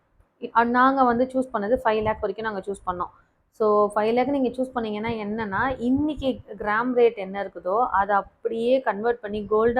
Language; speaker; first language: Tamil; native; Tamil